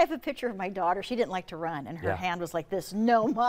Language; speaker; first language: English; native; English